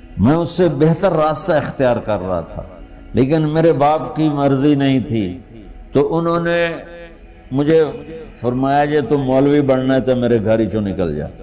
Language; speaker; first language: Urdu; non-native, local second language; Punjabi